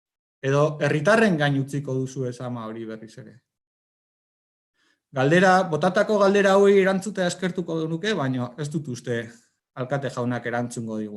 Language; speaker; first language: Basque; native; Basque